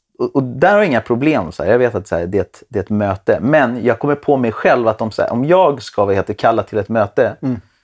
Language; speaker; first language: Swedish; early bilingual, other home language; Spanish